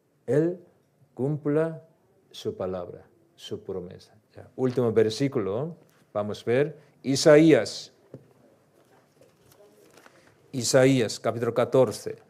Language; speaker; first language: Spanish; non-native, learner; Korean